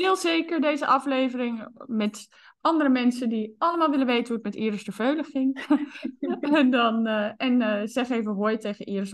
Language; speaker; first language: Dutch; native; Dutch